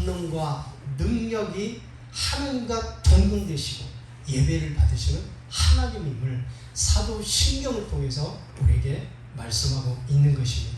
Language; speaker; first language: Korean; native; Korean